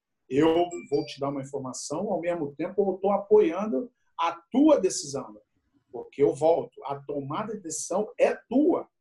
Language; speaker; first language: Portuguese; native; Portuguese